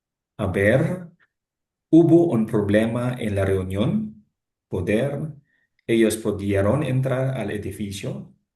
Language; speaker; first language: Spanish; non-native, learner; Filipino